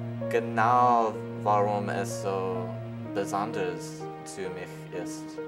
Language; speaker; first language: German; non-native, learner; English